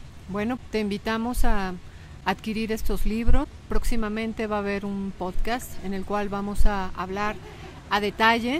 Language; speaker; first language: Spanish; native; Spanish